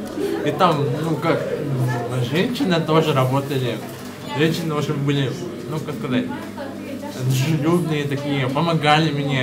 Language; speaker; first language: Russian; non-native, local second language; Kyrgyz